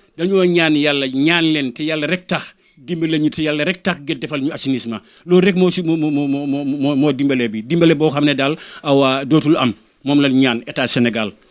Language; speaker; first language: Wolof; non-native, local second language; Fula